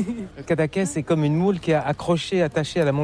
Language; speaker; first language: French; native; French